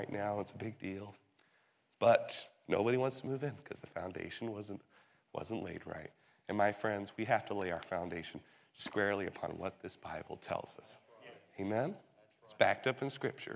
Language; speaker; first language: English; native; English